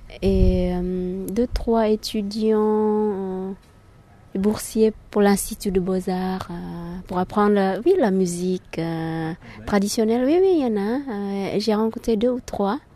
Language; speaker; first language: French; non-native, fluent; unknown